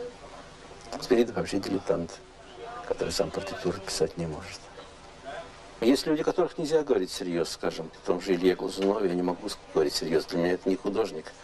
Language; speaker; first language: Russian; native; Russian